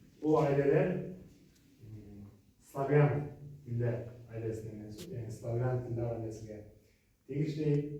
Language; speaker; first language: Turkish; non-native, learner; Uzbek